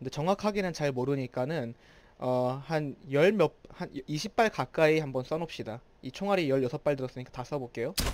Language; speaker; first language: Korean; early bilingual, heritage; Korean